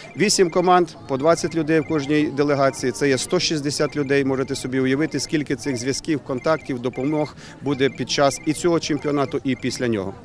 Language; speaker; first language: Ukrainian; native; Ukrainian